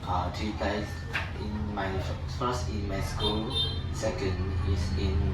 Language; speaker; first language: English; non-native, learner; Vietnamese